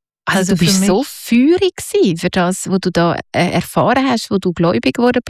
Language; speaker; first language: German; native; German